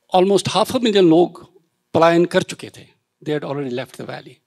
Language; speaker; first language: Hindi; native; Hindi